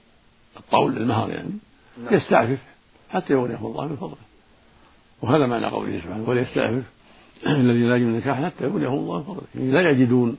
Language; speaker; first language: Arabic; native; Arabic